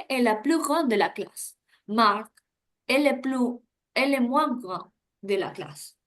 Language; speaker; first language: French; non-native, learner; Spanish